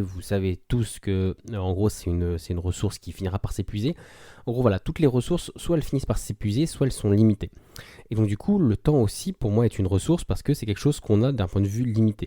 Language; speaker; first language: French; native; French